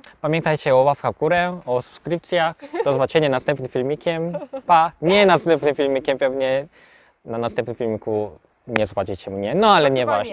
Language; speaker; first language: Polish; non-native, learner; Korean